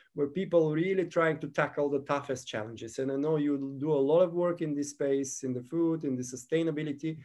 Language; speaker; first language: English; non-native, fluent; Bulgarian